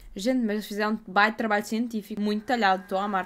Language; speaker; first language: Portuguese; early bilingual, other home language; Ukrainian